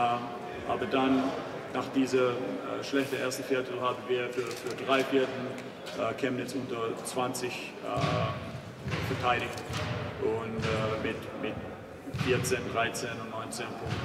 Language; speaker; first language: German; non-native, fluent; Finnish